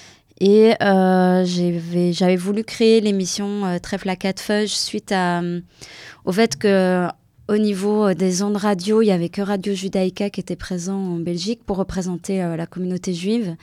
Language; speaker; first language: French; native; French